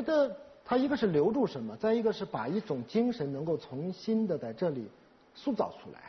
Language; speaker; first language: Chinese; native; Chinese